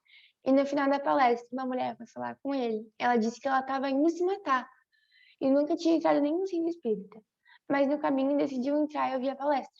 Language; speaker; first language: Portuguese; native; Portuguese